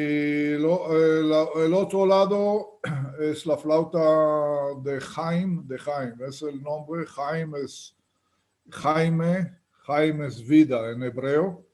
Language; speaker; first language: Spanish; non-native, fluent; Hebrew